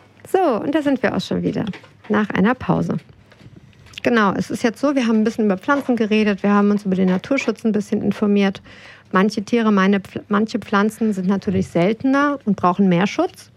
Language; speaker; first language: German; native; German